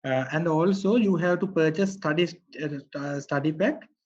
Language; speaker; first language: English; non-native, local second language; Sinhala